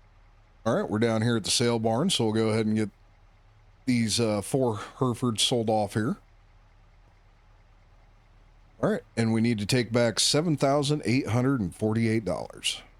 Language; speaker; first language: English; native; English